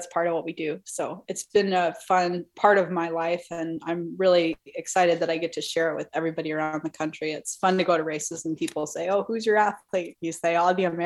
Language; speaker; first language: English; native; English